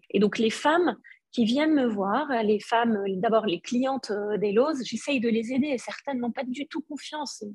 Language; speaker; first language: French; non-native, local second language; Arabic